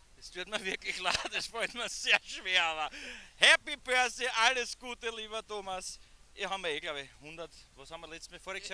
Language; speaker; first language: German; native; German